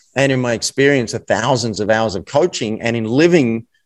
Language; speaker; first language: English; native; English